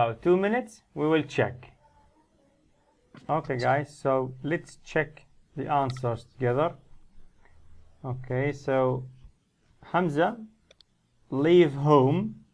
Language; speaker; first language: English; non-native, fluent; Arabic